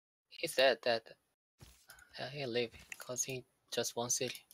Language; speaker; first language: English; non-native, learner; Korean